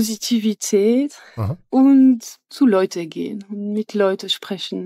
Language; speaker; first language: German; non-native, fluent; French